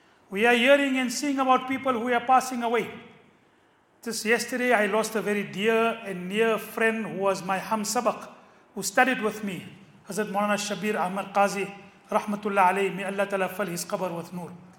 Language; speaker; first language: English; native; English